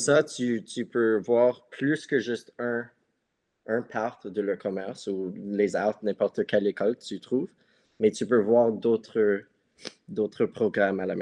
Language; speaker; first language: French; non-native, local second language; English